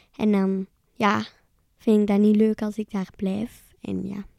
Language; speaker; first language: Dutch; native; Dutch